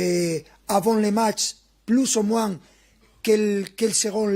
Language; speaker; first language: French; non-native, fluent; Spanish